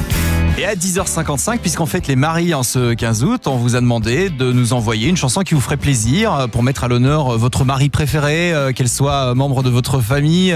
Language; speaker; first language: French; native; French